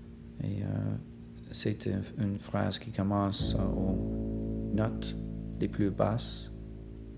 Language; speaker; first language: French; non-native, fluent; English